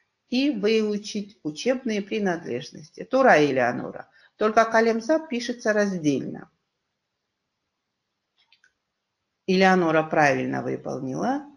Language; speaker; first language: Russian; non-native, local second language; Kyrgyz